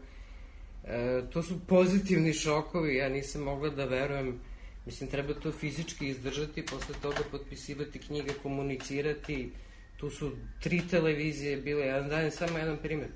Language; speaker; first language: Serbian; native; Serbian